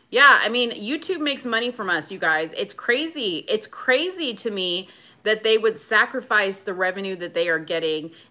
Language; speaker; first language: English; native; English